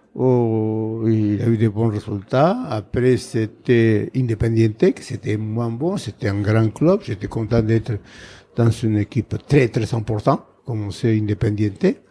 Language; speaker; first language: French; non-native, fluent; Spanish